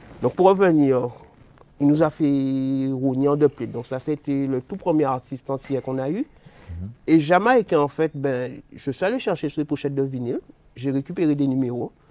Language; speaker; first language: French; native; French